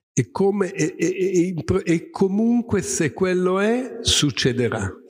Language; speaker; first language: Italian; native; Italian